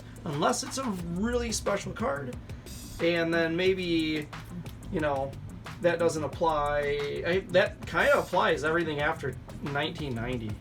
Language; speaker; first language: English; native; English